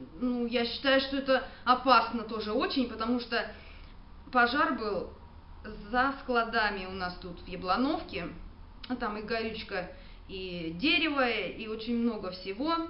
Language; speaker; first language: Russian; native; Russian